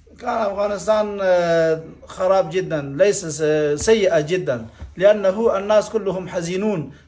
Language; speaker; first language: Arabic; non-native, fluent; Pashto